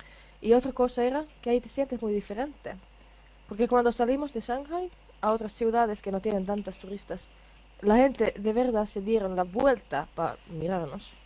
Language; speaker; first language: Spanish; non-native, fluent; Finnish